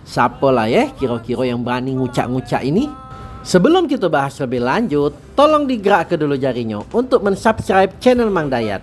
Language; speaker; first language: Indonesian; native; Indonesian